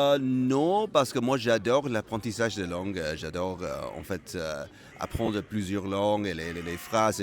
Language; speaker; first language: French; non-native, fluent; Malay